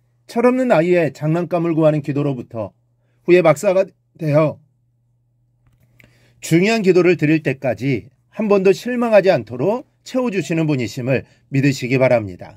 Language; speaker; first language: Korean; native; Korean